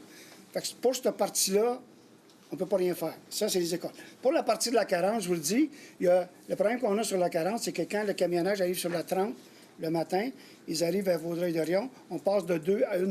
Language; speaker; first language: French; native; French